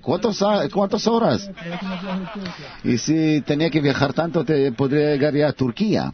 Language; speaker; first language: Spanish; non-native, learner; Hebrew